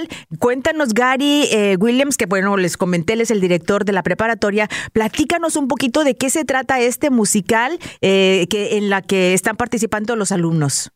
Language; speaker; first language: Spanish; native; Spanish